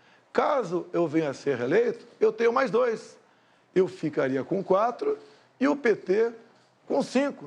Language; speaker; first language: Portuguese; native; Portuguese